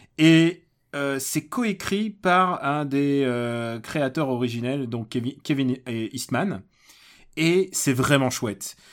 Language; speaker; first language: French; early bilingual, other home language; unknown